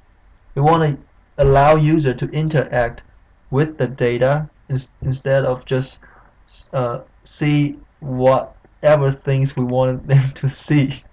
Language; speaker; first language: English; non-native, fluent; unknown